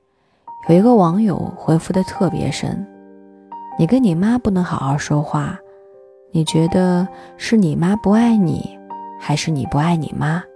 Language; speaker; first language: Chinese; native; Chinese